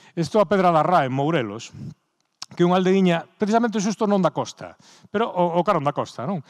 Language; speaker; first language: Galician; native; Galician